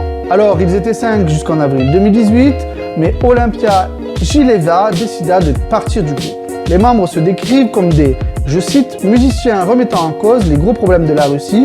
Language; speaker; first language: French; native; French